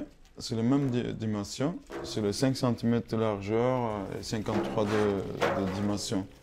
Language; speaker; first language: French; non-native, learner; Kurdish